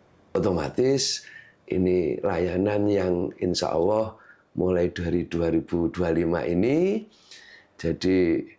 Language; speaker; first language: Indonesian; non-native, local second language; Javanese